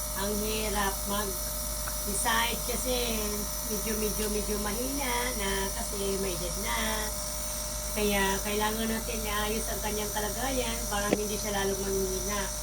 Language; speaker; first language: Filipino; native; Filipino